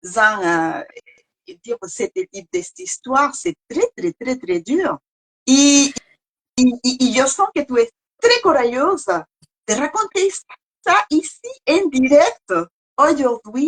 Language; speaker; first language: French; non-native, learner; Spanish